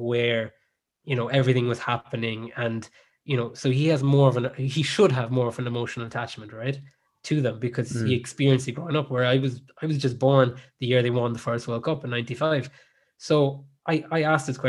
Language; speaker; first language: English; native; English